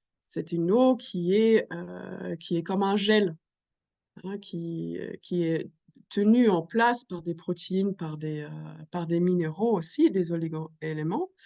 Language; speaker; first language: French; non-native, fluent; German